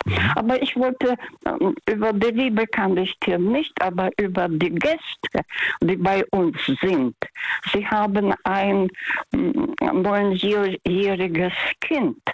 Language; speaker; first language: German; non-native, fluent; Russian